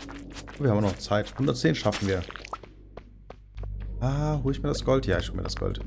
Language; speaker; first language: German; native; German